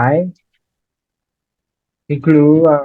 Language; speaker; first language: English; non-native, learner; Vietnamese